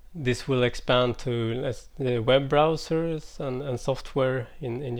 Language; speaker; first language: English; non-native, fluent; Swedish